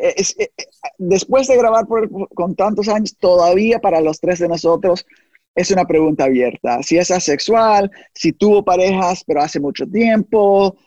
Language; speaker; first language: Spanish; early bilingual, heritage; Spanish